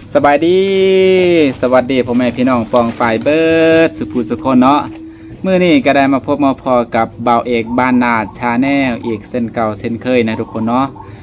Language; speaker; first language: Thai; native; Thai